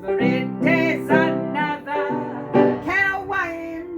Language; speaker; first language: English; native; English